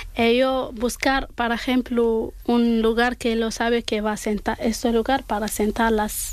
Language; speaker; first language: Spanish; non-native, learner; Arabic